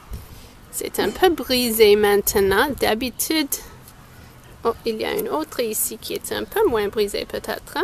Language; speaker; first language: French; non-native, local second language; English